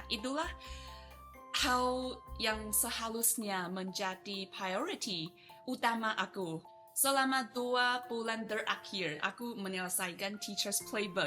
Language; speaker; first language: Indonesian; non-native, fluent; Chinese